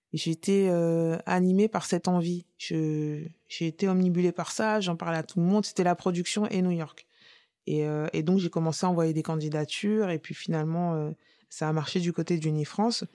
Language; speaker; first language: French; native; French